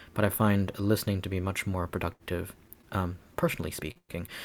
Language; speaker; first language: English; non-native, fluent; Chinese